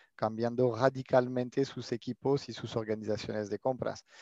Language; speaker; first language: Spanish; non-native, fluent; French